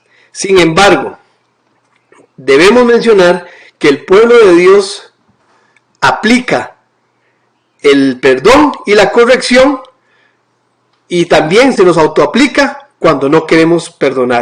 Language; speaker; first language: Spanish; native; Spanish